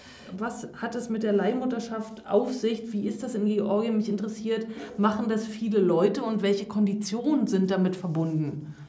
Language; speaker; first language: German; native; German